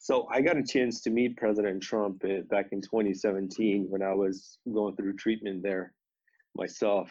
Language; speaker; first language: English; non-native, fluent; Romanian